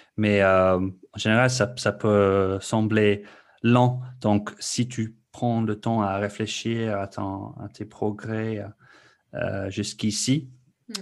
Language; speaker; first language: French; non-native, fluent; English